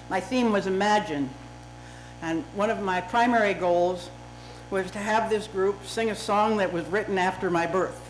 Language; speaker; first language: English; native; English